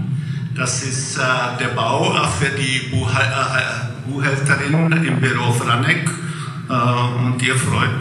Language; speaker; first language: German; non-native, fluent; Czech